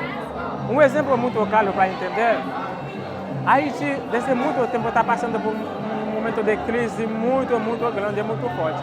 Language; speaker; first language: Portuguese; non-native, fluent; Haitian Creole